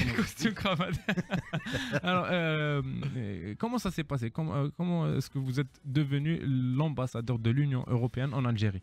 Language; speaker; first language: French; non-native, local second language; Arabic